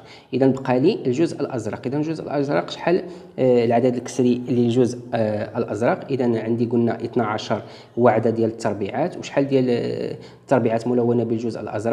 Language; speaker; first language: Arabic; native; Arabic